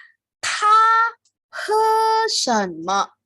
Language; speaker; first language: Chinese; non-native, fluent; Indonesian